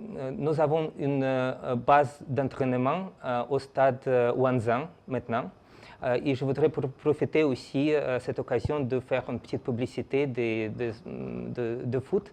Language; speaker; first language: French; non-native, fluent; Russian